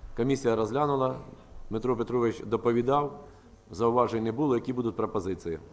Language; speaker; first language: Ukrainian; native; Ukrainian